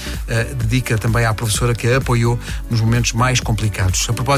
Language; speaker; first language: Portuguese; native; Portuguese